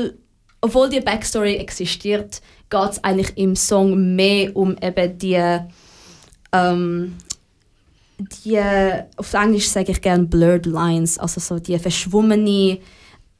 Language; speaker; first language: German; native; German